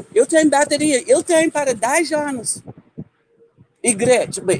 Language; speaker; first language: Portuguese; non-native, learner; English